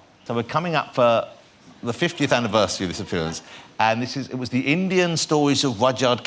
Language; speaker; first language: English; native; English